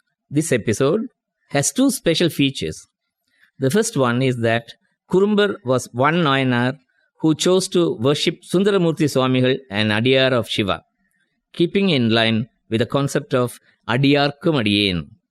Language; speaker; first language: English; non-native, local second language; Tamil